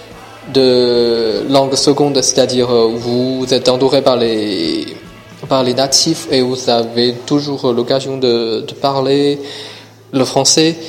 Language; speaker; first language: French; non-native, fluent; Chinese